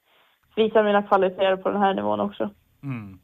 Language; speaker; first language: Swedish; native; Swedish